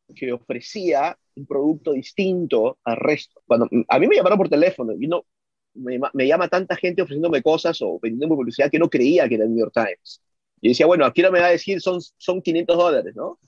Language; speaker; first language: Spanish; native; Spanish